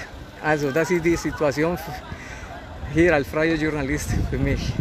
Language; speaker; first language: German; non-native, fluent; Spanish